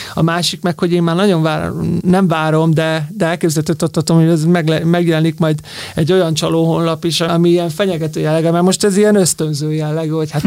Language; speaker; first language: Hungarian; native; Hungarian